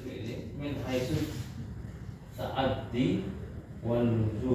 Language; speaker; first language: Arabic; non-native, learner; Indonesian